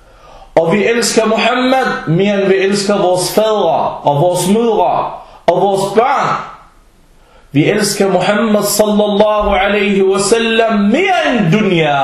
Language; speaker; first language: Danish; early bilingual, other home language; Arabic